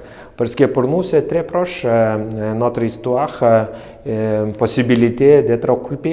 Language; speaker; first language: French; non-native, fluent; Lithuanian